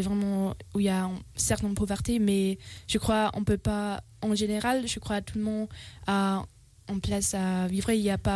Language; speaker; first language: French; non-native, fluent; German